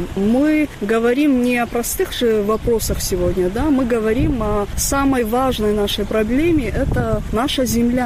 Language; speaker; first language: Russian; non-native, local second language; Abkhazian